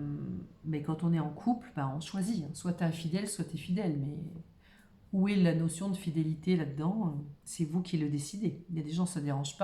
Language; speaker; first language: French; native; French